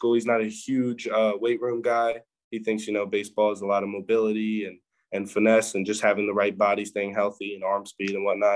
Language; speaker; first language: English; native; English